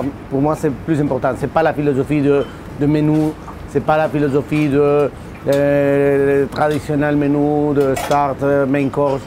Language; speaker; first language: French; non-native, fluent; Spanish